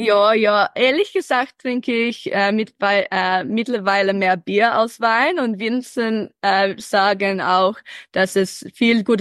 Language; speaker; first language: German; early bilingual, heritage; English